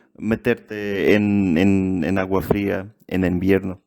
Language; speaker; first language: Spanish; non-native, fluent; Russian